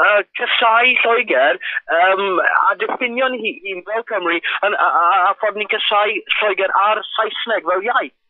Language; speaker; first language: Welsh; non-native, local second language; English